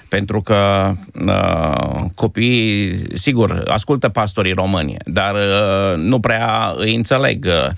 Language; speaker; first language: Romanian; native; Romanian